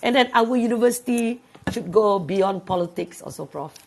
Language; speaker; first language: English; non-native, local second language; Malay